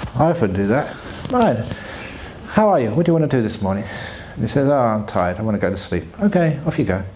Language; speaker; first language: English; native; English